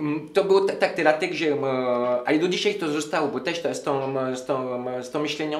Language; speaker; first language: Polish; non-native, learner; French